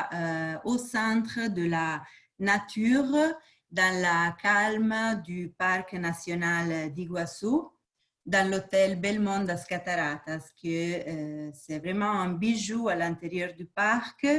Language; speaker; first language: French; non-native, fluent; Portuguese